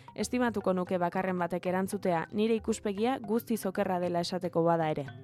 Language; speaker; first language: Basque; native; Basque